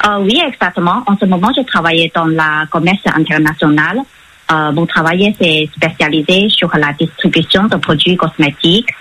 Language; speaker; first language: French; non-native, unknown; Chinese